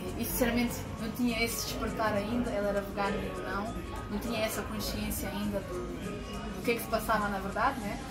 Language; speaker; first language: Portuguese; non-native, fluent; Ukrainian